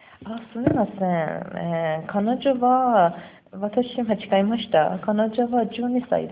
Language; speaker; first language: Japanese; non-native, learner; Persian